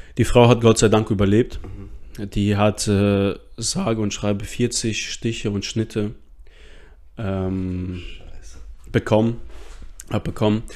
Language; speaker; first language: German; early bilingual, other home language; Russian